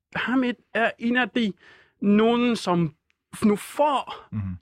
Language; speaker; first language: Danish; non-native, fluent; Persian